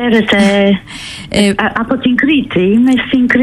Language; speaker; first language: Greek; non-native, learner; English